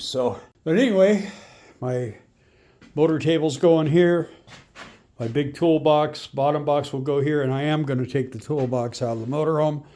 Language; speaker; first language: English; native; English